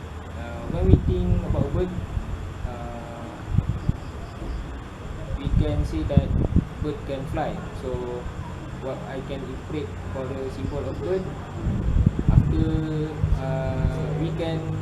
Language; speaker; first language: English; non-native, learner; Malay